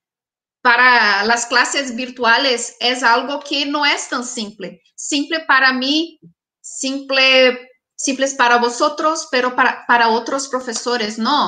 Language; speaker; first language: Spanish; non-native, fluent; Portuguese